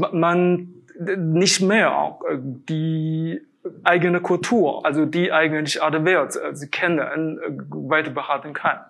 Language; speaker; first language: German; non-native, fluent; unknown